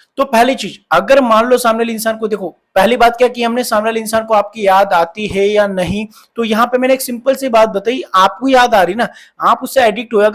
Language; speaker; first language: Hindi; non-native, local second language; Marathi